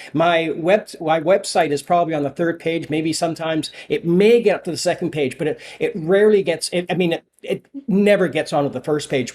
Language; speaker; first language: English; native; English